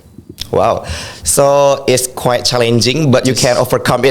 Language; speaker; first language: English; non-native, fluent; Indonesian